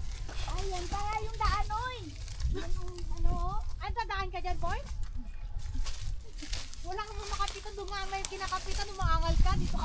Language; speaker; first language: Filipino; native; Filipino